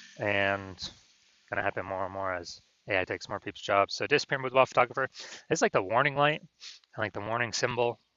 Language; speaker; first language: English; native; English